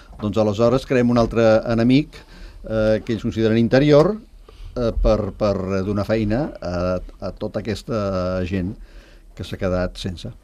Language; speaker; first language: Catalan; native; Catalan